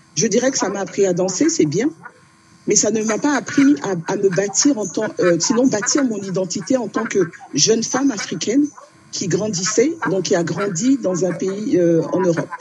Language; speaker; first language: French; early bilingual, other home language; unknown